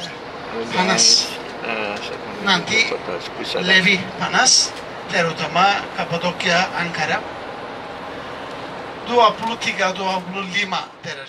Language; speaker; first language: Indonesian; non-native, learner; Turkish